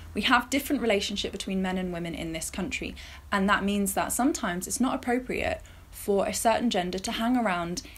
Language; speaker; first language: English; native; English